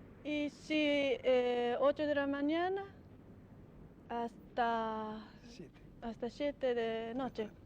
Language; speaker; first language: Spanish; non-native, learner; Japanese